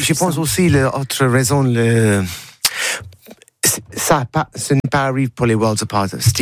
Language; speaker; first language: French; non-native, learner; English